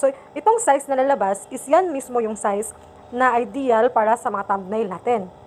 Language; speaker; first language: Filipino; non-native, local second language; Cebuano